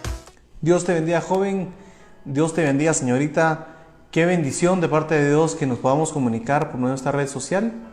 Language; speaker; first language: Spanish; native; Spanish